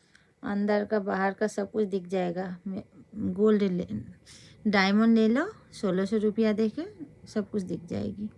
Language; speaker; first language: Hindi; non-native, local second language; Bangla